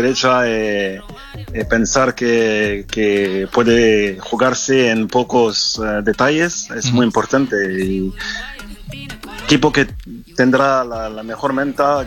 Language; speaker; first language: Spanish; non-native, fluent; French